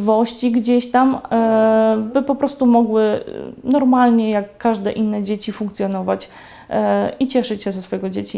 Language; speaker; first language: Polish; native; Polish